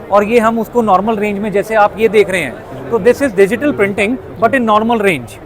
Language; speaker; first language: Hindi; native; Hindi